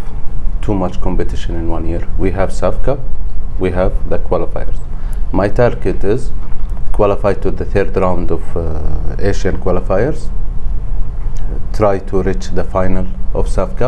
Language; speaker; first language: English; non-native, learner; Arabic